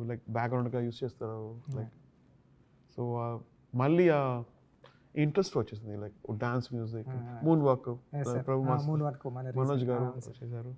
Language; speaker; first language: Telugu; non-native, learner; Tamil